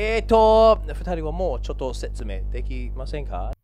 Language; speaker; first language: Japanese; non-native, learner; English